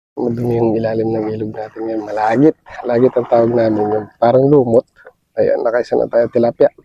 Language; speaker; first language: Filipino; native; Filipino